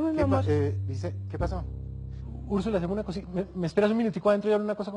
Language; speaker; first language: Spanish; native; Spanish